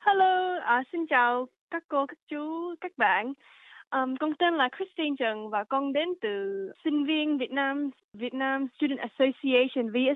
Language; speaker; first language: Vietnamese; early bilingual, heritage; Vietnamese